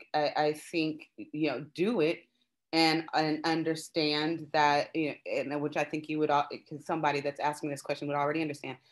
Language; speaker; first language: English; native; English